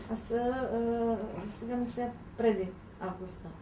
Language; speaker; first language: Bulgarian; non-native, fluent; Czech